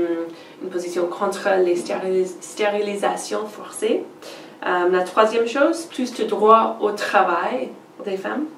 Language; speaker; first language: French; non-native, fluent; English